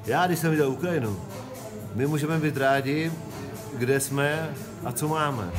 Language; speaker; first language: Czech; non-native, local second language; Polish